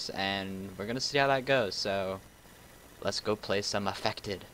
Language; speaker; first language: English; native; English